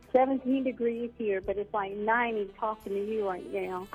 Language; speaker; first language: English; native; English